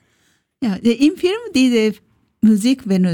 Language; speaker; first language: German; non-native, learner; Japanese